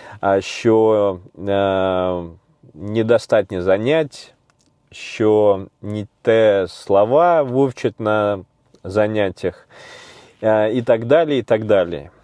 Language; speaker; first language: Ukrainian; non-native, learner; Russian